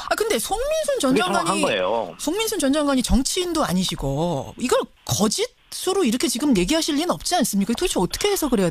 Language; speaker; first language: Korean; native; Korean